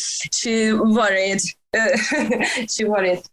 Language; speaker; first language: English; non-native, learner; Ukrainian